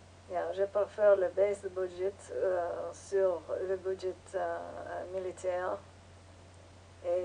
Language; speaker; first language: French; non-native, learner; English